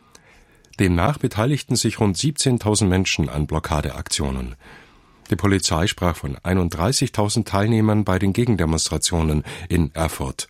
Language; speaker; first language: German; native; German